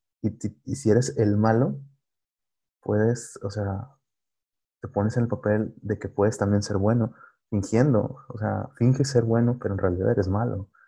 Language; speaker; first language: Spanish; native; Spanish